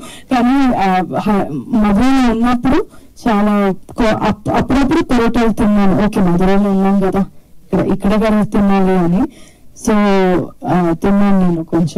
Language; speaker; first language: Telugu; non-native, fluent; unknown